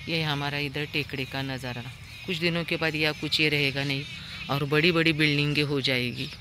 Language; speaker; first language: Hindi; non-native, local second language; Marathi